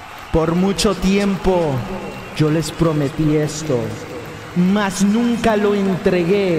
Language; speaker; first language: Spanish; native; Spanish